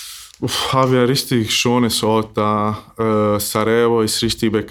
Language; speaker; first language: German; non-native, learner; Bosnian